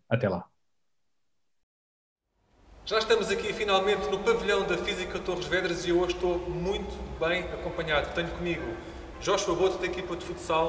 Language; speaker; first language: Portuguese; native; Portuguese